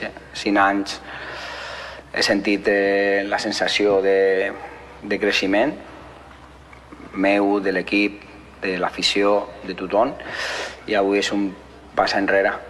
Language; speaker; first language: Catalan; non-native, local second language; Spanish